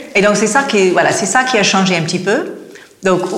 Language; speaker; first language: French; non-native, fluent; English